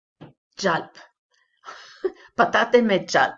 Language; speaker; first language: Albanian; non-native, learner; English